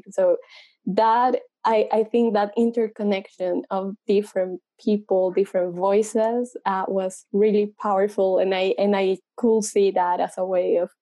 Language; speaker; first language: English; non-native, fluent; Spanish